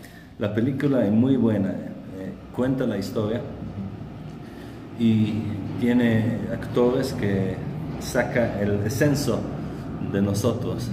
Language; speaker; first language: Spanish; non-native, learner; Hebrew